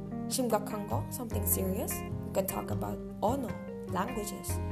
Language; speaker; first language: English; non-native, local second language; Filipino